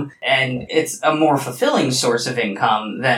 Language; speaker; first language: English; native; English